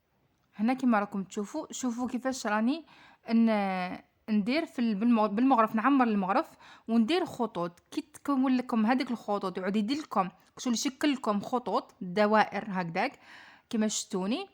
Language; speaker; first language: Arabic; native; Arabic